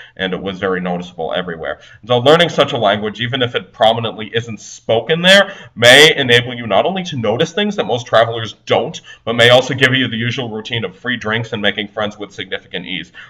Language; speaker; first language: English; native; English